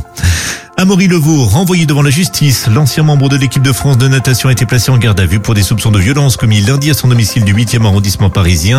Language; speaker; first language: French; native; French